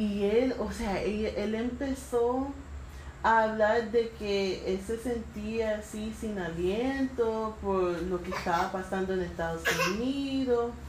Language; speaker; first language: Spanish; early bilingual, heritage; Spanish